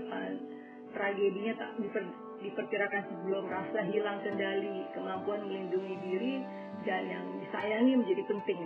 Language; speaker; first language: Indonesian; native; Indonesian